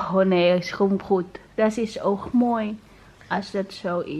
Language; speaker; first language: Dutch; non-native, learner; Filipino